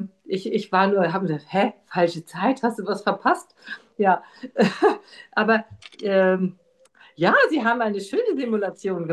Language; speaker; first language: German; non-native, learner; Turkish